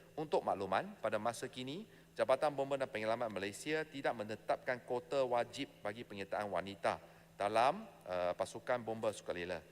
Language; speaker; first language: Malay; non-native, local second language; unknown